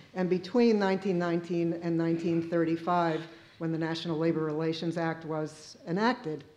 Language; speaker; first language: English; native; English